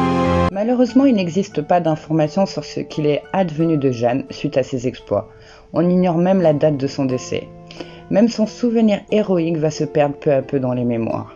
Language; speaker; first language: French; native; French